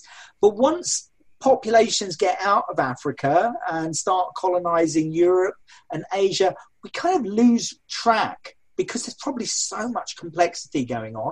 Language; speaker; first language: English; native; English